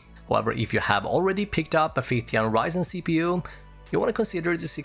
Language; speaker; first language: English; native; English